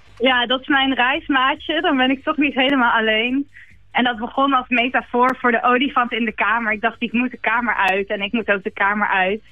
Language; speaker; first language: Dutch; native; Dutch